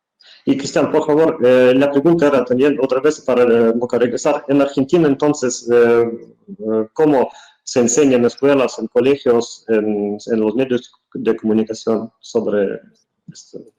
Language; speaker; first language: Spanish; non-native, fluent; Russian